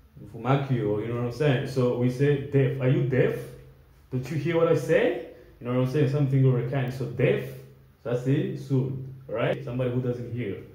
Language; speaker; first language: English; non-native, fluent; Lingala